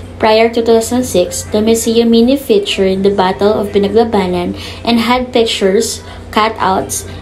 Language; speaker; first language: English; non-native, local second language; Filipino